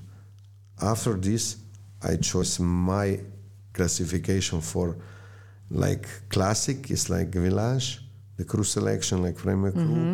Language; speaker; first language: English; non-native, learner; Slovenian